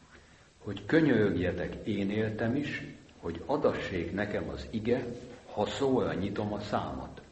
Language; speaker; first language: Hungarian; native; Hungarian